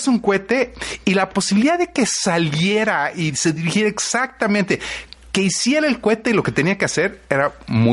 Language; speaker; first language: Spanish; native; Spanish